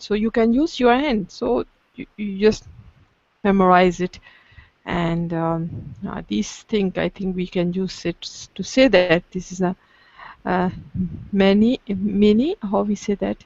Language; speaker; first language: English; non-native, learner; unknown